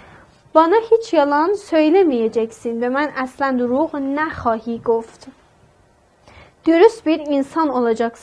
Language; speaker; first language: Turkish; non-native, learner; Persian